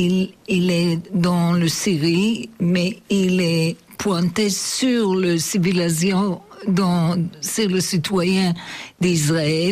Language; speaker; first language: French; non-native, learner; Hebrew